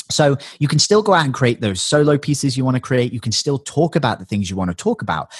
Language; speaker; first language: English; native; English